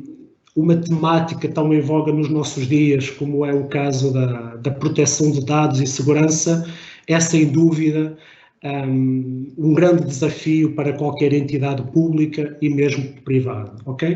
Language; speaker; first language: Portuguese; native; Portuguese